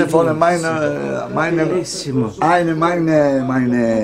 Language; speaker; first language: German; non-native, learner; Italian